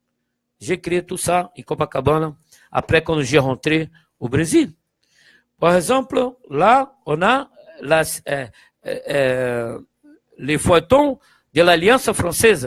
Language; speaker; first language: French; non-native, fluent; Portuguese